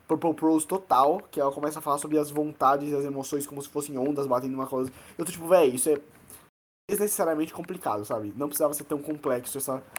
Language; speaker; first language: Portuguese; native; Portuguese